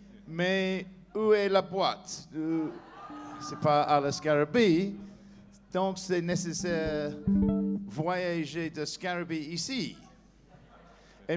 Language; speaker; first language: French; non-native, learner; English